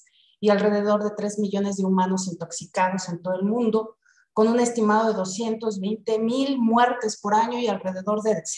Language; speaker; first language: Spanish; native; Spanish